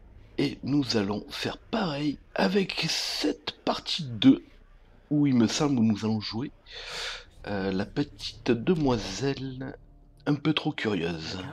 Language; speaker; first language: French; native; French